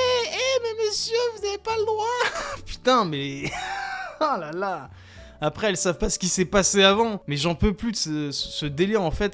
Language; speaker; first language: French; native; French